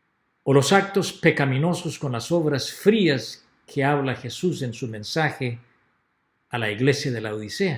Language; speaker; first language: Spanish; native; Spanish